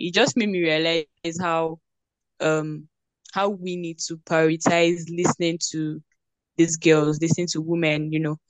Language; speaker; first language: English; non-native, local second language; Yoruba